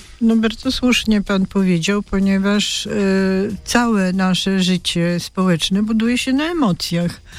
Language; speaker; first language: Polish; non-native, fluent; Bulgarian